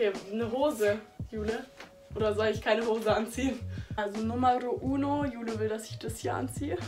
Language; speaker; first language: German; native; German